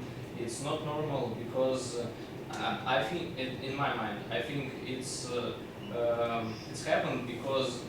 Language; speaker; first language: English; non-native, learner; Russian